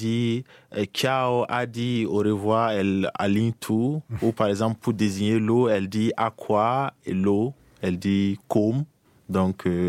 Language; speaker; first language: French; non-native, local second language; Mossi